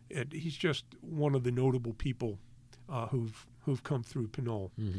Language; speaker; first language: English; native; English